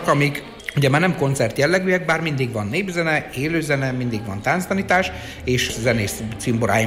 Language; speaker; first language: Hungarian; native; Hungarian